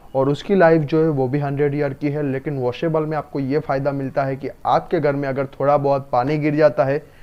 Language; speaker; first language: Hindi; non-native, local second language; Gujarati